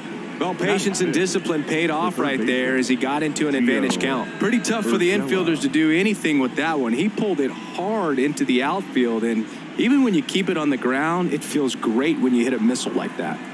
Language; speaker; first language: English; native; English